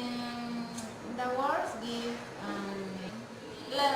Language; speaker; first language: English; non-native, learner; Spanish